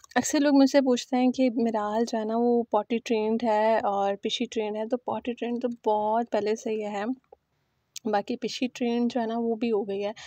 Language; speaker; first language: Urdu; native; Urdu